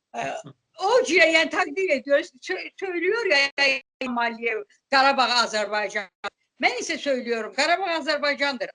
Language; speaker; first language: Turkish; non-native, fluent; Azerbaijani